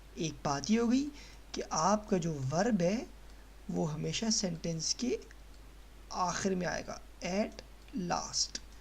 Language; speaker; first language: Urdu; native; Urdu